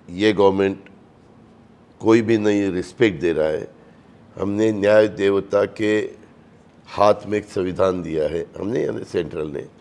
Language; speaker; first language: Hindi; non-native, local second language; Marathi